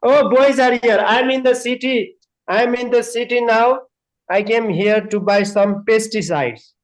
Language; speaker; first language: English; non-native, learner; Nepali